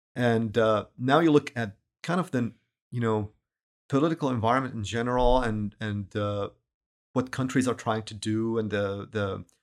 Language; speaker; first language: English; non-native, fluent; Arabic